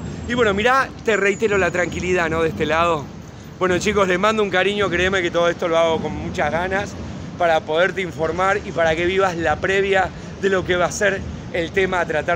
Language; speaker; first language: Spanish; native; Spanish